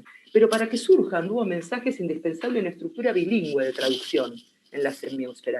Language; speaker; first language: Spanish; native; Spanish